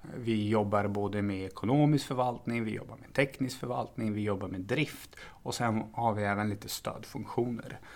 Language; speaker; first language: Swedish; early bilingual, other home language; Serbian